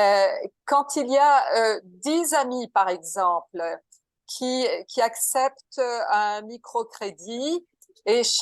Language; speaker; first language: French; non-native, learner; Portuguese